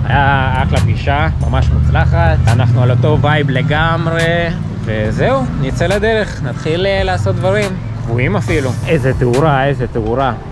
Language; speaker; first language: Hebrew; native; Hebrew